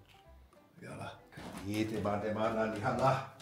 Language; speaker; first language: Indonesian; non-native, learner; French